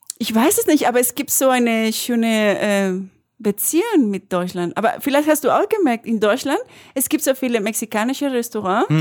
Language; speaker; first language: German; non-native, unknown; Spanish